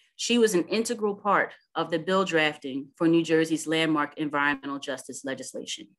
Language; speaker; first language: English; native; English